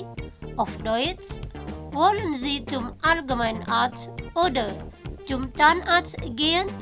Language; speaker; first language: German; non-native, fluent; Indonesian